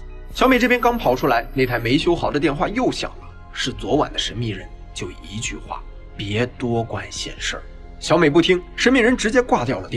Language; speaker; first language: Chinese; native; Chinese